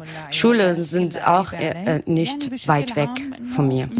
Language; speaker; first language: German; non-native, learner; Arabic